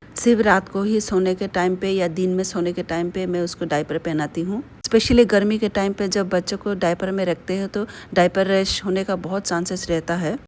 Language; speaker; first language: Hindi; non-native, local second language; Bangla